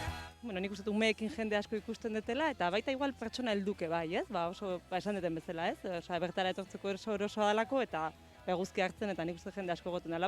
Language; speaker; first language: Basque; native; Basque